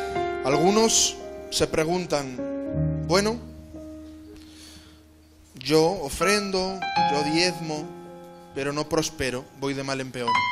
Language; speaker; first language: Spanish; native; Spanish